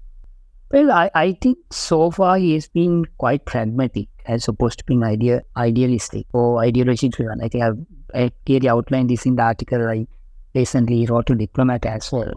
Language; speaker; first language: English; non-native, local second language; Sinhala